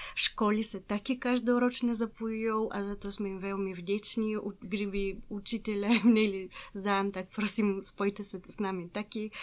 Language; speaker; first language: Czech; non-native, fluent; Bulgarian